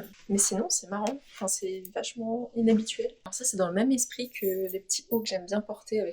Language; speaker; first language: French; native; French